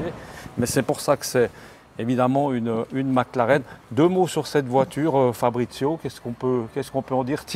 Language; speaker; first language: French; native; French